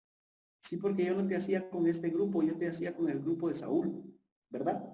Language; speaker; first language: Spanish; native; Spanish